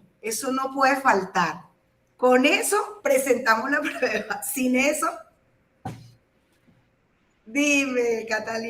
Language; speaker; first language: Spanish; native; Spanish